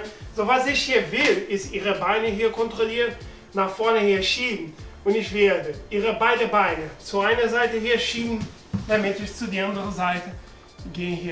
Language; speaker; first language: German; non-native, learner; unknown